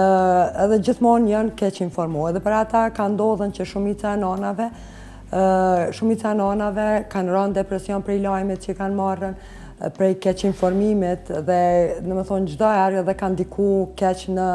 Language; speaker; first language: Albanian; native; Albanian